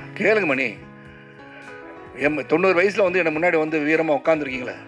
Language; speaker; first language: Tamil; native; Tamil